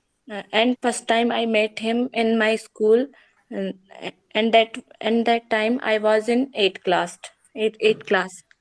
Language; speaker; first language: English; non-native, learner; Hindi